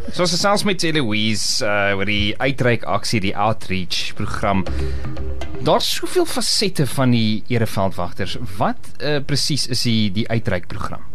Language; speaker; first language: Afrikaans; native; Afrikaans